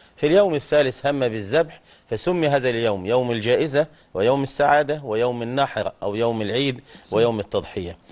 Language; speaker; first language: Arabic; native; Arabic